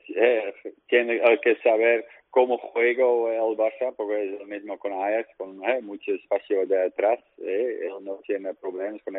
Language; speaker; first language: Spanish; non-native, learner; Dutch